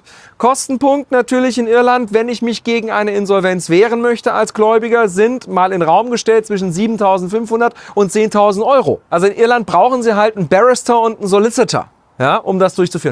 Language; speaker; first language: German; native; German